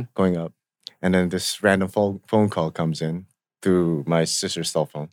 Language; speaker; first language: English; early bilingual, other home language; Korean